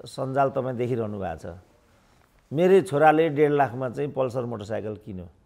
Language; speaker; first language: Nepali; native; Nepali